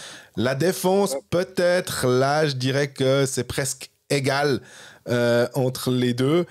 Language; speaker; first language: French; native; French